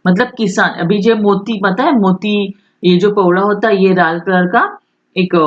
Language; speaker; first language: Hindi; non-native, local second language; Marathi